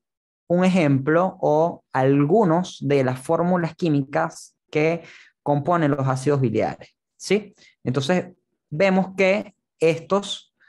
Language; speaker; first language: Spanish; native; Spanish